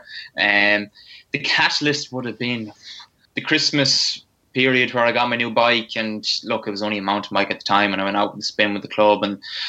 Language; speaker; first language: English; native; English